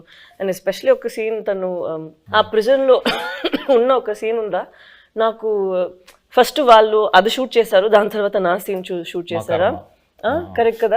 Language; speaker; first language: Telugu; non-native, fluent; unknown